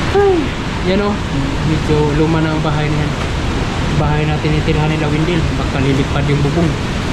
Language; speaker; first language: Filipino; non-native, local second language; Cebuano